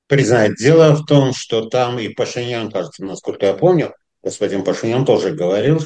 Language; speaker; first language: Russian; non-native, fluent; Azerbaijani